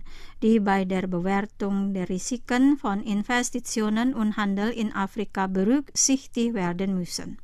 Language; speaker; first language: German; non-native, fluent; Indonesian